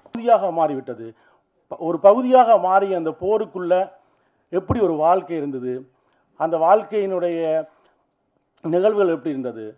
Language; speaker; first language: Tamil; native; Tamil